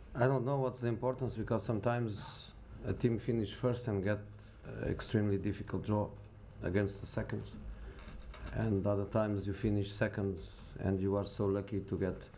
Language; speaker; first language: English; non-native, fluent; Portuguese